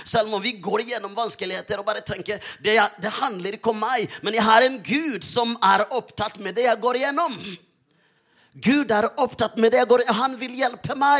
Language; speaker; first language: Norwegian; non-native, fluent; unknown